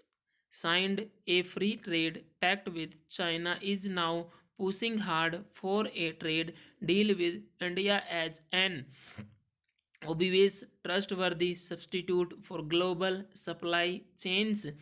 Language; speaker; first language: English; non-native, local second language; Hindi